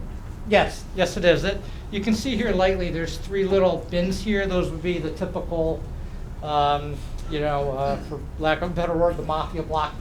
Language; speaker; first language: English; native; English